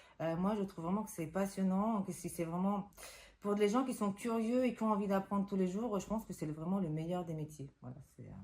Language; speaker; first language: French; non-native, fluent; Spanish